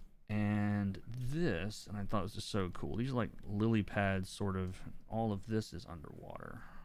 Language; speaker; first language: English; native; English